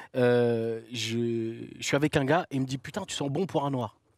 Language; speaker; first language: French; native; French